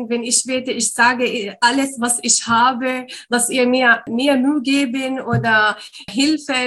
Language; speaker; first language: German; non-native, learner; Arabic